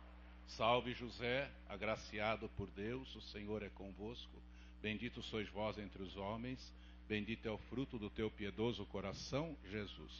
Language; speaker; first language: Portuguese; native; Portuguese